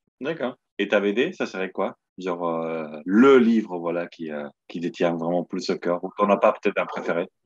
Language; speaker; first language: French; non-native, fluent; Spanish